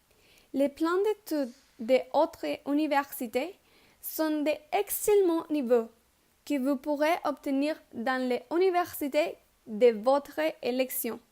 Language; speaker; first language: French; non-native, learner; Spanish